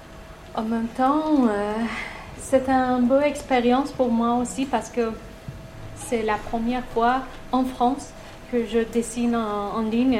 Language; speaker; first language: French; non-native, learner; Persian